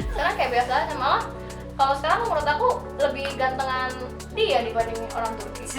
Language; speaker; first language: Indonesian; native; Indonesian